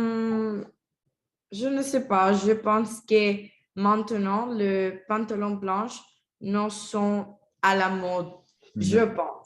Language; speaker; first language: French; non-native, learner; Spanish